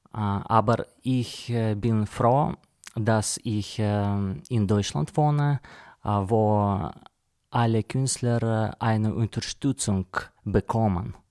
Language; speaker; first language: German; non-native, learner; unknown